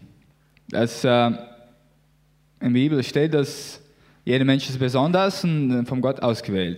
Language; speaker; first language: German; non-native, learner; Latvian